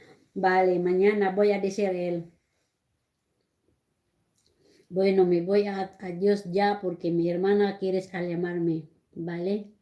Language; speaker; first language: Spanish; non-native, learner; Cebuano